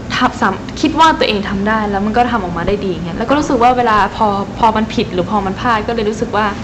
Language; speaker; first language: Thai; native; Thai